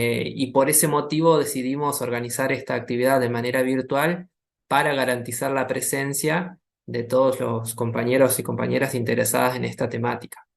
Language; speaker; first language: Spanish; native; Spanish